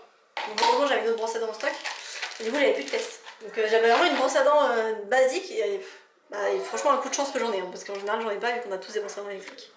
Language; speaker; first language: French; native; French